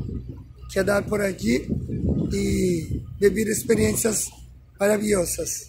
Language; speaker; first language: Spanish; non-native, learner; Portuguese